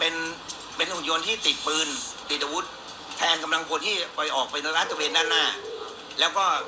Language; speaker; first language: Thai; native; Thai